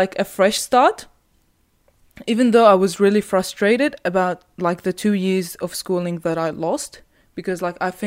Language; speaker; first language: English; non-native, fluent; Arabic